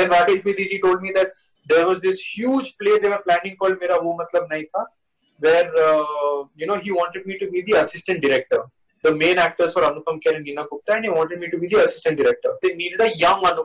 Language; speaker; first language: English; non-native, local second language; Hindi